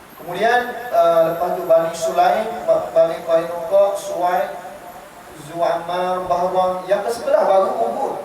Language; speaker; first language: Malay; native; Malay